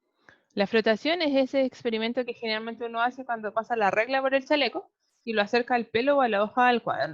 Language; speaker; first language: Spanish; native; Spanish